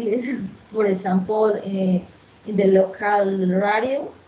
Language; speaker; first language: English; non-native, learner; Spanish